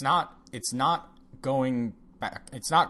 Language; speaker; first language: English; native; English